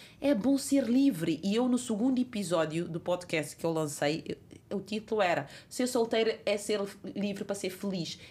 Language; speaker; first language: Portuguese; non-native, local second language; Kabuverdianu